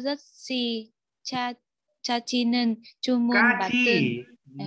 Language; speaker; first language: Korean; non-native, learner; Vietnamese